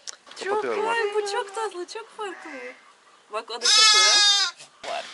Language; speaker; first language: Turkish; non-native, learner; Russian